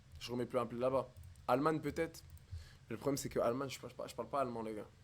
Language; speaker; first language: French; native; French